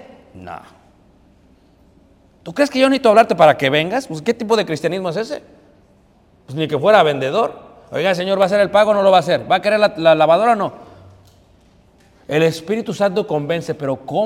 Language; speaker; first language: Spanish; native; Spanish